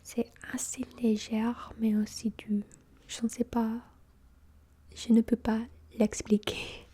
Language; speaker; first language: French; non-native, fluent; English